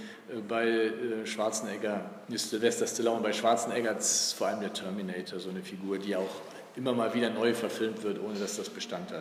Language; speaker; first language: German; native; German